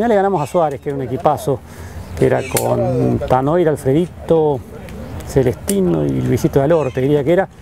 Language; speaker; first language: Spanish; native; Spanish